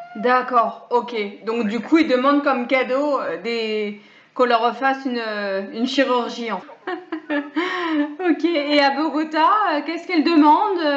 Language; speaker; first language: French; native; French